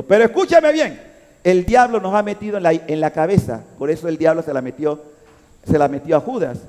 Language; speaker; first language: Spanish; native; Spanish